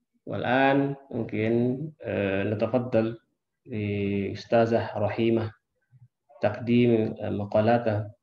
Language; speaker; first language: Arabic; non-native, fluent; Indonesian